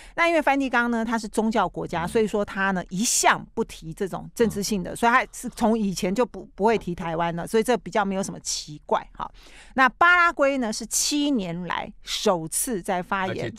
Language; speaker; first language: Chinese; native; Chinese